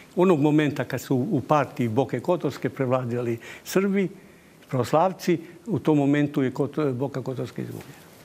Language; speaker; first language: Croatian; native; Croatian